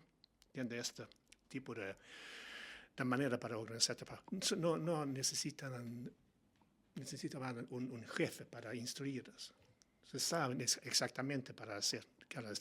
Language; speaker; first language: Spanish; non-native, learner; Swedish